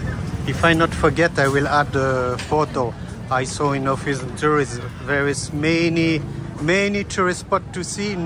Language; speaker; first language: English; non-native, learner; Dutch